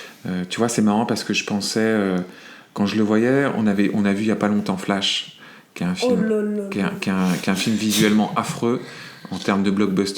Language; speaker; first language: French; native; French